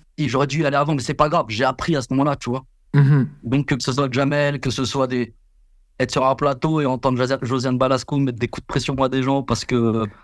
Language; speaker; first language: French; early bilingual, other home language; Vietnamese